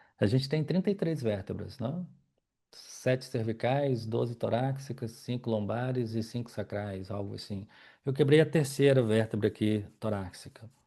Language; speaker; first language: Portuguese; native; Portuguese